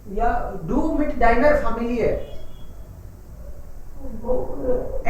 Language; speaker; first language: German; non-native, fluent; Hindi